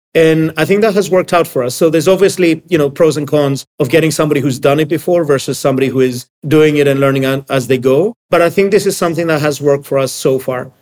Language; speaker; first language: English; early bilingual, other home language; Greek